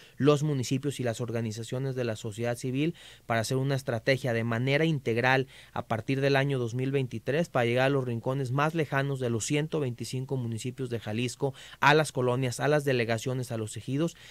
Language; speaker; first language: Spanish; native; Spanish